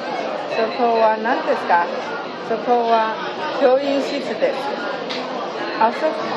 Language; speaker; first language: Japanese; non-native, learner; Chinese